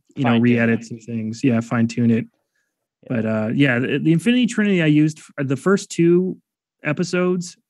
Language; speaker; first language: English; native; English